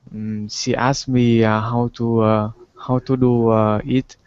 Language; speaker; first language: English; non-native, learner; Vietnamese